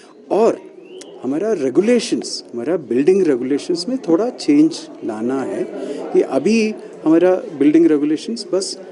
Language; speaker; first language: Hindi; non-native, local second language; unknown